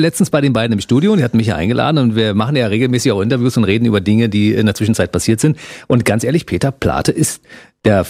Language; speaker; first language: German; native; German